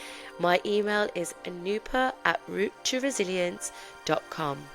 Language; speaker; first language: English; native; English